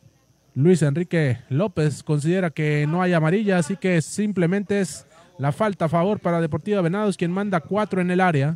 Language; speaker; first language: Spanish; native; Spanish